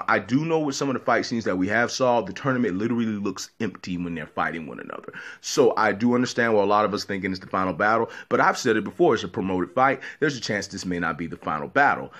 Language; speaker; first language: English; native; English